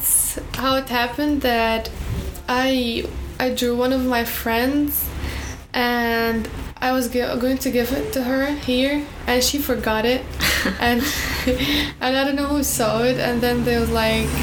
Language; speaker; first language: English; early bilingual, other home language; Arabic